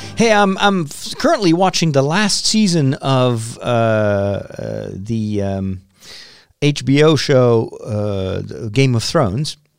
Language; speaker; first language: English; non-native, fluent; Dutch